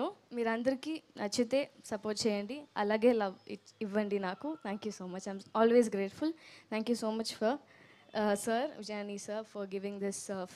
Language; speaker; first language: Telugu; non-native, learner; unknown